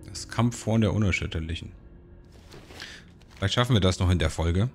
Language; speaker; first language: German; native; German